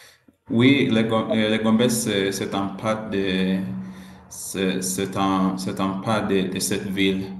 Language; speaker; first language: French; non-native, learner; Swahili